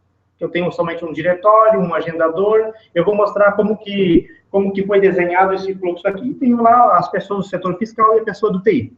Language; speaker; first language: Portuguese; native; Portuguese